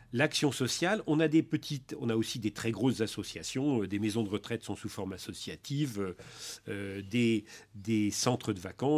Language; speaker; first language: French; native; French